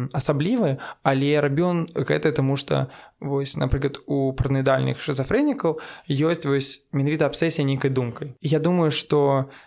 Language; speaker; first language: Belarusian; non-native, local second language; Russian